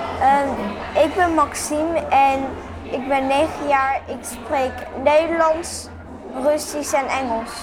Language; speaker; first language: Dutch; early bilingual, other home language; English